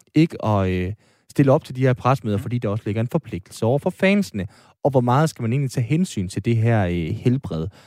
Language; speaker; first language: Danish; native; Danish